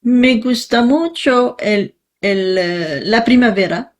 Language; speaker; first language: Spanish; non-native, learner; French